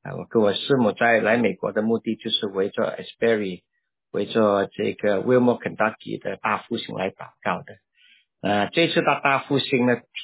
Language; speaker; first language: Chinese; native; Chinese